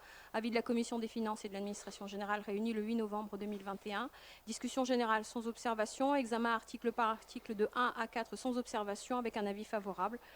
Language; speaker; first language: French; native; French